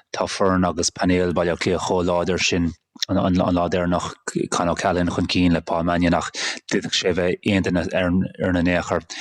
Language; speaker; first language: Irish; native; Irish